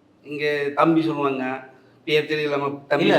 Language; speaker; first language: Tamil; non-native, learner; Hindi